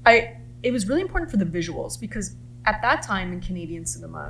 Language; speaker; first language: English; native; English